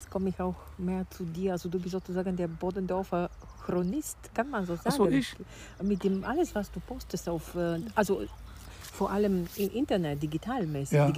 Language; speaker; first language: German; non-native, fluent; Bulgarian